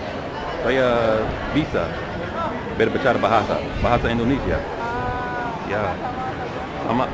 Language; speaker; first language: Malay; non-native, learner; English